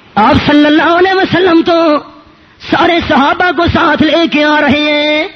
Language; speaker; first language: Urdu; non-native, local second language; Punjabi